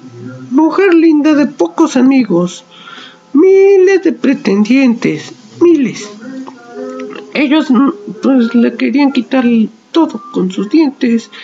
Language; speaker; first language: Spanish; native; Spanish